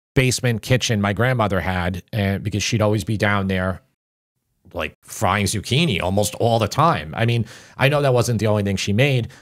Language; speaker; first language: English; native; English